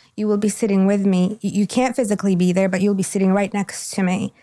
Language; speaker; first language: English; non-native, fluent; Spanish